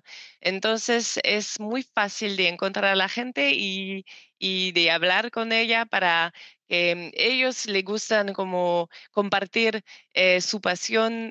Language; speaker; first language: Spanish; non-native, learner; French